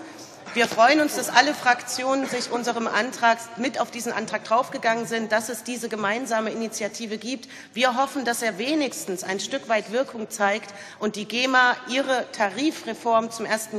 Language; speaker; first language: German; native; German